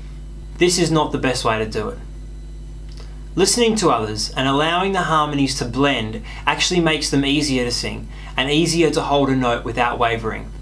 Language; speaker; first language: English; native; English